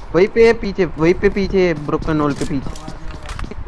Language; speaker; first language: Hindi; non-native, local second language; Gujarati